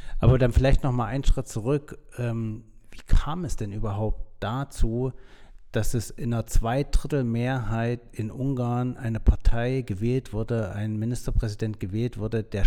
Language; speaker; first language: German; native; German